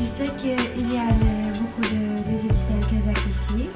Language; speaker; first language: French; non-native, learner; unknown